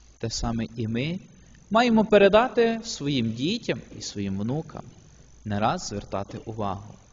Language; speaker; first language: Ukrainian; native; Ukrainian